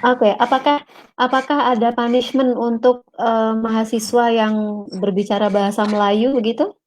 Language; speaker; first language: Indonesian; native; Indonesian